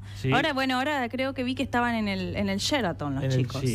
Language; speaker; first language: Spanish; native; Spanish